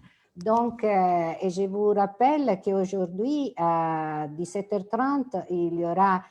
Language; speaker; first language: French; non-native, fluent; Italian